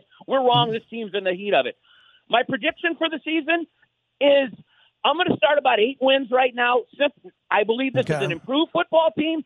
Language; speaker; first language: English; native; English